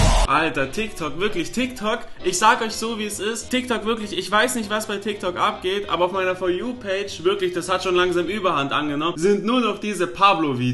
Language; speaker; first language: German; native; German